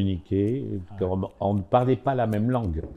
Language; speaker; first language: French; non-native, learner; Russian